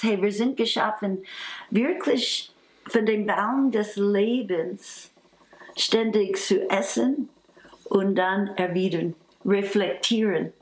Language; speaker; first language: German; non-native, fluent; English